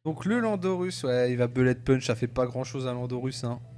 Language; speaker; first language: French; native; French